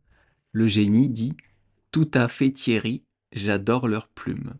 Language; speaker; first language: French; native; French